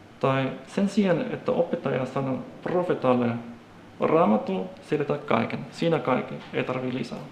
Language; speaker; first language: Finnish; non-native, fluent; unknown